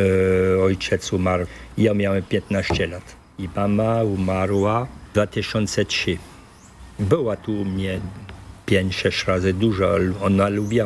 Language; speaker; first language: Polish; early bilingual, heritage; Polish